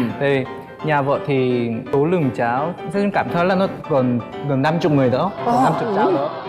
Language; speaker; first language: Vietnamese; non-native, fluent; Korean